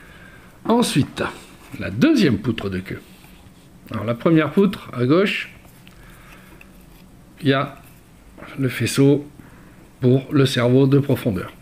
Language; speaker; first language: French; native; French